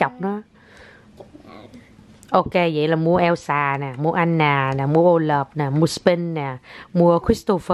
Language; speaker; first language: Vietnamese; native; Vietnamese